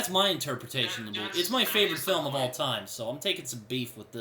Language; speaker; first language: English; native; English